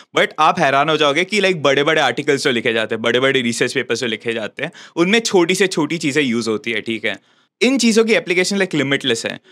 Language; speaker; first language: Hindi; non-native, local second language; Bangla